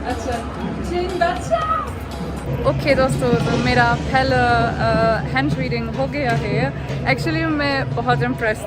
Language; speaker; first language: Hindi; non-native, learner; German